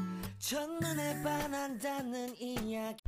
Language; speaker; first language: Korean; non-native, learner; Filipino